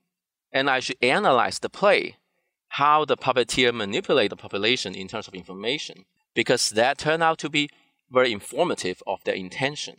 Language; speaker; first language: English; non-native, fluent; Cantonese